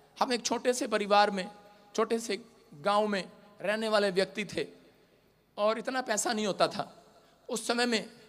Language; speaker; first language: Hindi; non-native, local second language; Punjabi